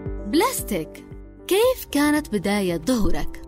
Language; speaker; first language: Arabic; native; Arabic